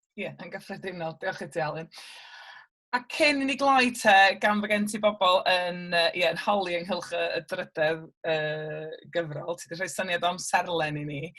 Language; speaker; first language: Welsh; native; Welsh